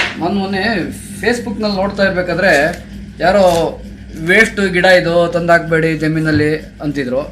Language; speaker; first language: Kannada; native; Kannada